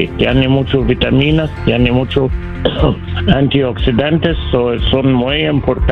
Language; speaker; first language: Spanish; non-native, learner; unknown